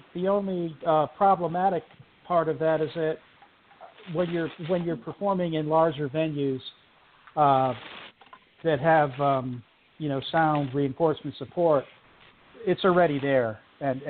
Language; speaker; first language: English; native; English